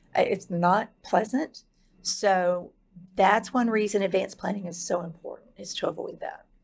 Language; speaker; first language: English; native; English